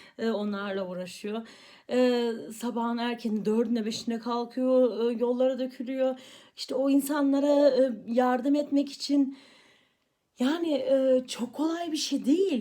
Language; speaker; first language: Turkish; early bilingual, heritage; Turkish